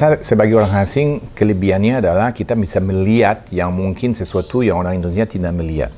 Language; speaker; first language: Indonesian; non-native, fluent; French